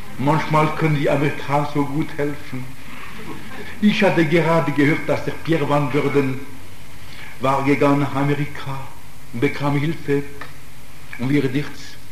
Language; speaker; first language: German; non-native, fluent; Italian